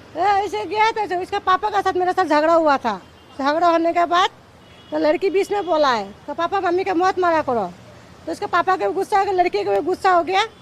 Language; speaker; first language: Hindi; non-native, local second language; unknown